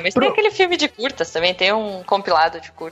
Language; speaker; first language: Portuguese; native; Portuguese